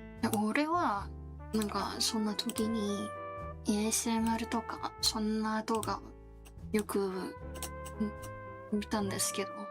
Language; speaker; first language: Japanese; non-native, learner; Korean